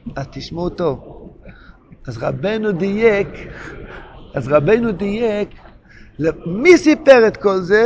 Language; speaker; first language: Hebrew; non-native, local second language; Yiddish